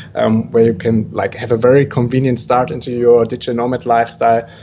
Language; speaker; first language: English; non-native, fluent; German